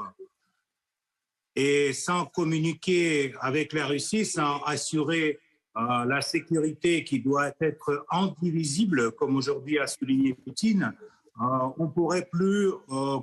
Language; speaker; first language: French; non-native, fluent; Russian